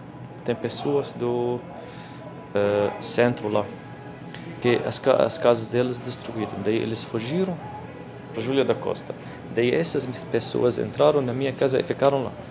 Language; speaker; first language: Portuguese; non-native, fluent; Arabic